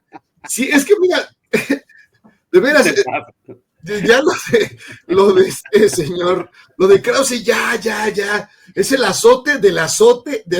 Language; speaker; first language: Spanish; native; Spanish